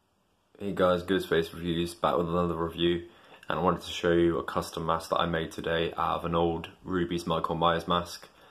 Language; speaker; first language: English; native; English